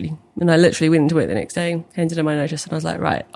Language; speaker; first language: English; native; English